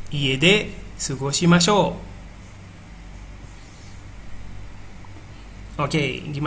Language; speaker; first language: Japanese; non-native, fluent; Indonesian